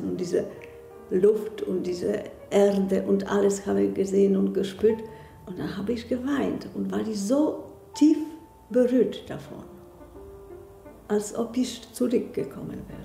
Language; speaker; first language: German; non-native, fluent; Polish